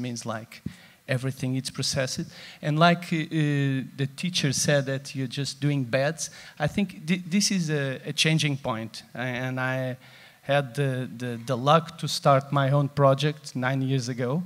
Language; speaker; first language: English; non-native, fluent; Portuguese